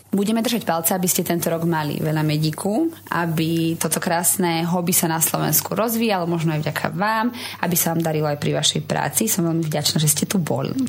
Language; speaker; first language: Slovak; native; Slovak